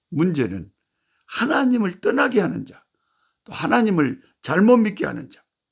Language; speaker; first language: Korean; native; Korean